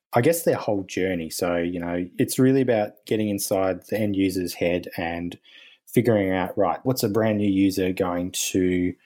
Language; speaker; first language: English; native; English